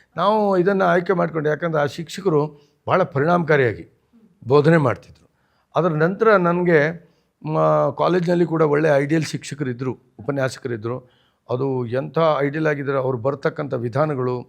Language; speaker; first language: Kannada; native; Kannada